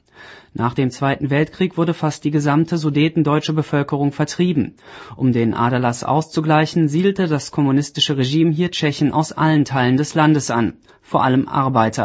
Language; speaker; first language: German; native; German